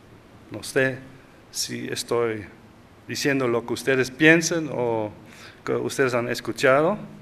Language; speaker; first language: Spanish; non-native, fluent; Dutch